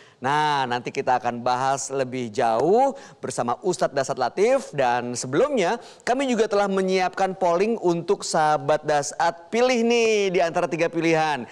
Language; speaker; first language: Indonesian; native; Indonesian